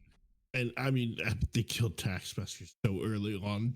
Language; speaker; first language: English; native; English